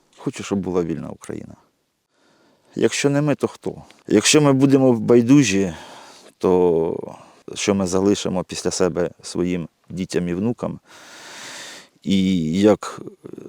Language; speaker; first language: Ukrainian; native; Ukrainian